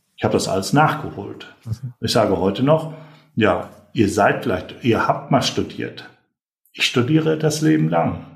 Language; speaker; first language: German; native; German